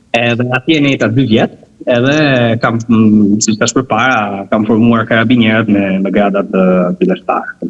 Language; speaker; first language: Albanian; early bilingual, heritage; Albanian